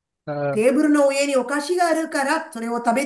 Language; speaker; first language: Japanese; non-native, fluent; Tamil